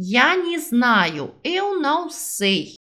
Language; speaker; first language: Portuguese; non-native, fluent; Russian